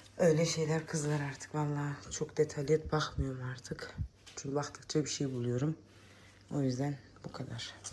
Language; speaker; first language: Turkish; early bilingual, heritage; Turkish